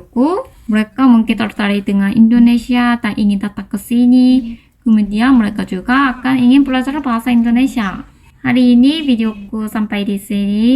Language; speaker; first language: Indonesian; non-native, learner; Korean